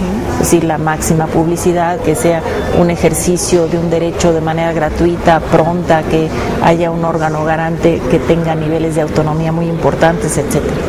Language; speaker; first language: Spanish; native; Spanish